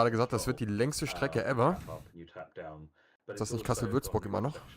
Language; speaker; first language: German; native; German